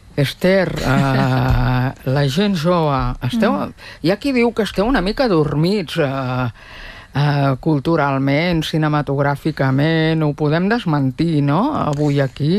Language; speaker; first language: Catalan; native; Catalan